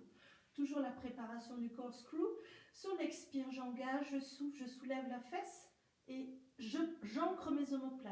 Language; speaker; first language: French; native; French